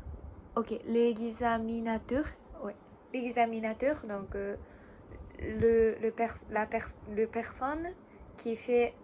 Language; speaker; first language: French; non-native, learner; Japanese